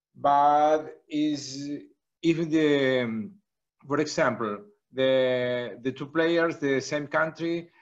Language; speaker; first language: English; non-native, learner; Spanish